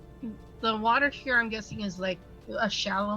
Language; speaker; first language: English; native; English